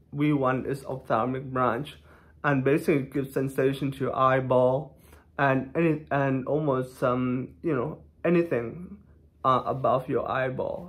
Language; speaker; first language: English; non-native, fluent; Thai